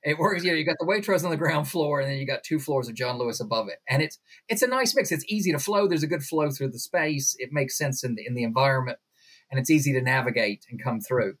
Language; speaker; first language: English; native; English